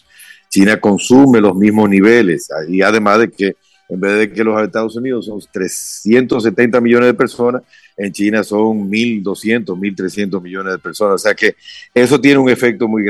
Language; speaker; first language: Spanish; native; Spanish